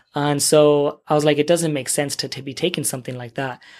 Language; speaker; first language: English; native; English